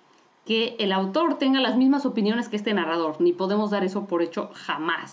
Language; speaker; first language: Spanish; native; Spanish